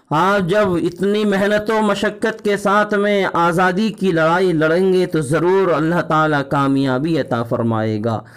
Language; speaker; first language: Urdu; native; Urdu